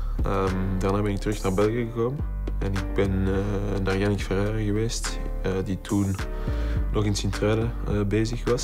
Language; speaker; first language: Dutch; non-native, local second language; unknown